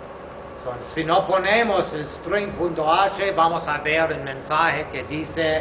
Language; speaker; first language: Spanish; non-native, fluent; English